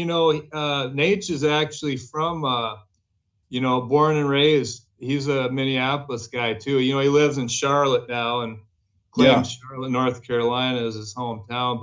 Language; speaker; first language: English; native; English